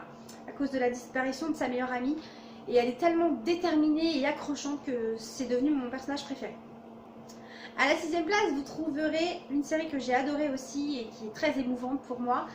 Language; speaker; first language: French; native; French